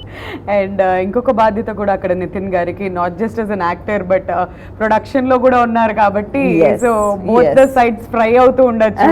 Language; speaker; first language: Telugu; native; Telugu